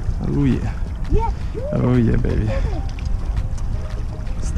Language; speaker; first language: English; non-native, learner; Ukrainian